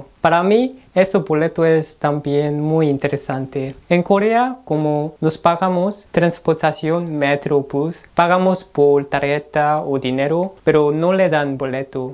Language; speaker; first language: Spanish; non-native, learner; Korean